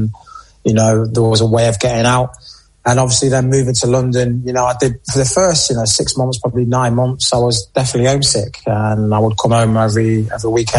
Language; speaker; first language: English; native; English